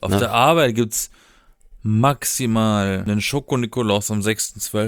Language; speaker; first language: German; native; German